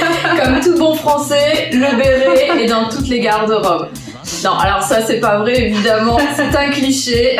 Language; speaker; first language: French; native; French